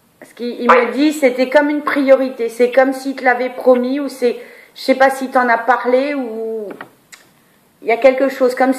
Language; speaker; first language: French; native; French